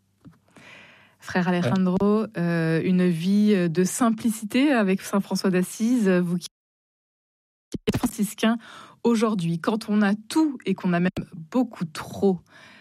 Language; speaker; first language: French; native; French